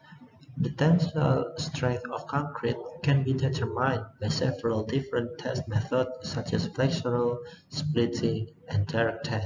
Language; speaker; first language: English; non-native, learner; Indonesian